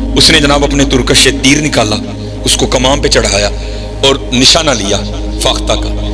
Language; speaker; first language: Urdu; non-native, local second language; Punjabi